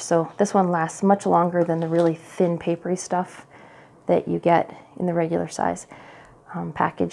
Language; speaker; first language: English; native; English